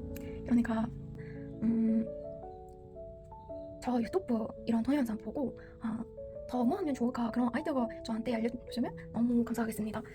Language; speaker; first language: Korean; non-native, learner; Mongolian